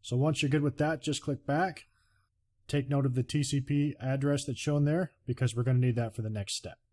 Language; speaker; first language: English; native; English